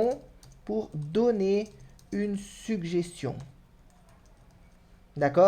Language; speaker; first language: French; non-native, fluent; Portuguese